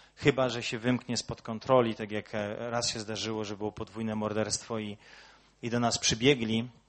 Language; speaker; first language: Polish; early bilingual, heritage; Polish